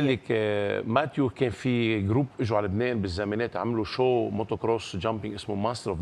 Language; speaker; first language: Arabic; native; Arabic